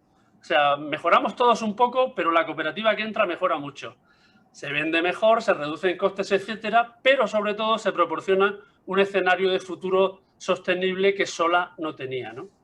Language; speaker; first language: Spanish; native; Spanish